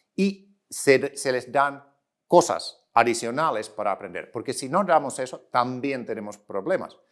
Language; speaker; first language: Spanish; non-native, fluent; Finnish